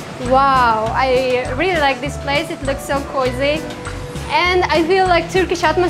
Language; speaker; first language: English; non-native, fluent; Kazakh